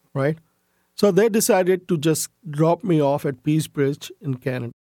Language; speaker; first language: English; non-native, local second language; Urdu